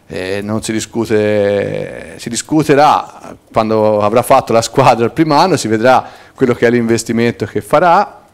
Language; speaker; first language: Italian; native; Italian